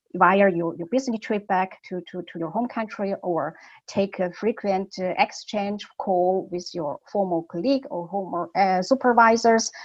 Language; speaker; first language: English; non-native, fluent; Chinese